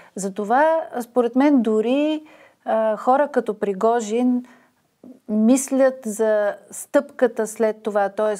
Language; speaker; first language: Bulgarian; native; Bulgarian